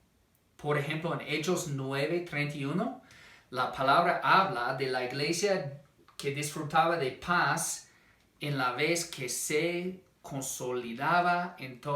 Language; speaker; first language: Spanish; non-native, fluent; English